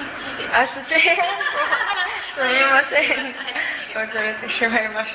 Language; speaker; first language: Japanese; non-native, learner; Cebuano